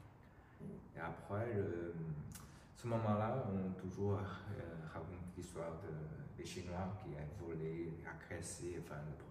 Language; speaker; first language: French; non-native, learner; Chinese